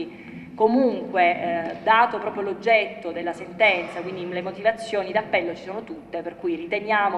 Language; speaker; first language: Italian; native; Italian